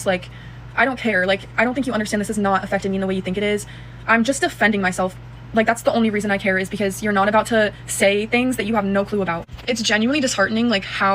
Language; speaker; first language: English; native; English